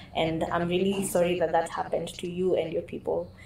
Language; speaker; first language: English; non-native, local second language; Kalenjin